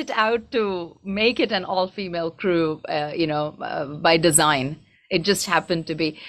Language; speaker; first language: English; non-native, local second language; Tamil